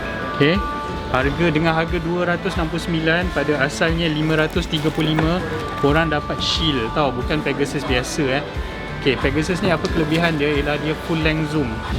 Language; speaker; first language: Malay; native; Malay